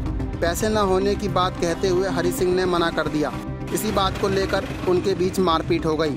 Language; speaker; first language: Hindi; native; Hindi